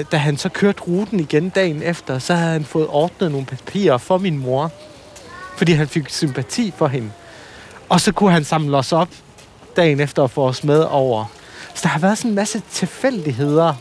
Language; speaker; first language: Danish; early bilingual, other home language; Assyrian Neo-Aramaic